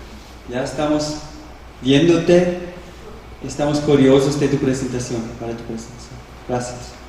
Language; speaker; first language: Spanish; non-native, fluent; German